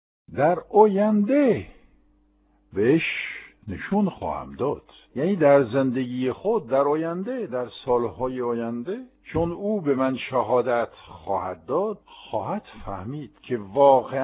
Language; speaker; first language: Persian; non-native, fluent; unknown